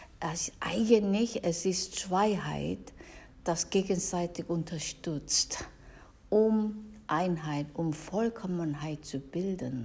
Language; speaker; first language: German; non-native, fluent; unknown